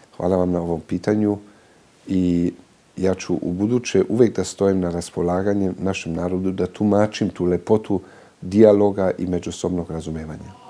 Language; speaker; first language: Bosnian; early bilingual, heritage; Serbian